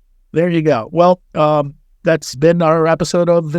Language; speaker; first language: English; native; English